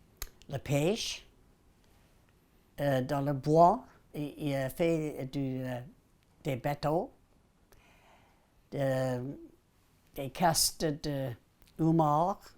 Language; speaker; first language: French; non-native, local second language; English